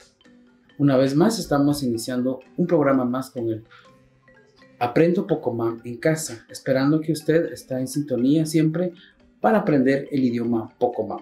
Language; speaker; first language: Spanish; non-native, local second language; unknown